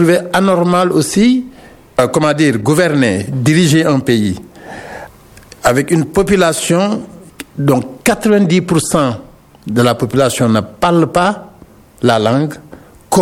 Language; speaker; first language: French; non-native, local second language; Wolof